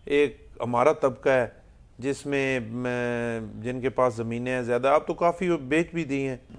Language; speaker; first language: Urdu; non-native, local second language; Punjabi